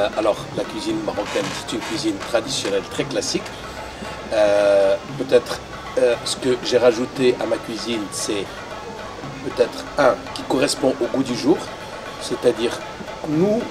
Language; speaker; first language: French; non-native, local second language; Arabic